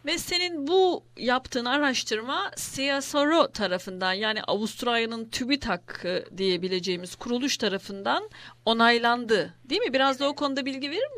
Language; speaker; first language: Turkish; native; Turkish